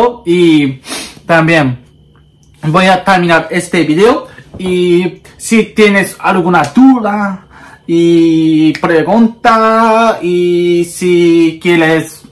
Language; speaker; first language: Spanish; non-native, learner; Japanese